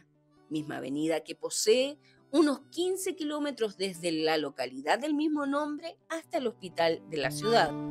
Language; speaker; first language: Spanish; native; Spanish